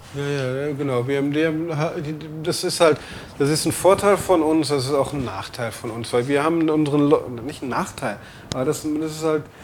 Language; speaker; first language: German; native; German